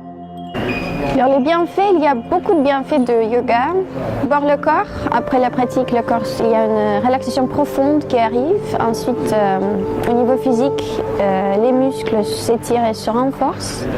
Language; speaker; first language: French; non-native, fluent; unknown